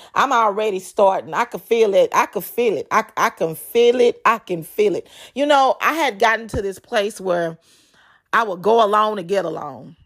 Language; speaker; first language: English; native; English